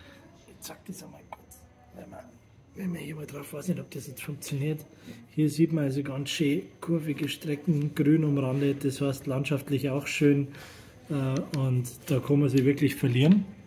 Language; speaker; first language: German; native; German